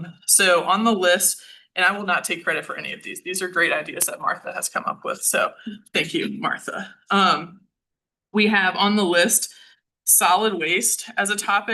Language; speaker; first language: English; native; English